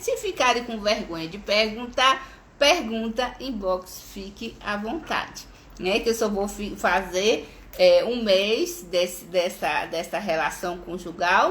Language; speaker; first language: Portuguese; native; Portuguese